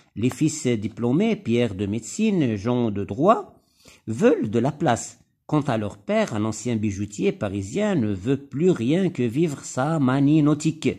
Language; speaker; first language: French; non-native, local second language; Arabic